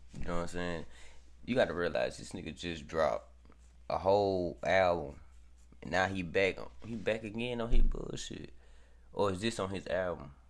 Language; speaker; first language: English; native; English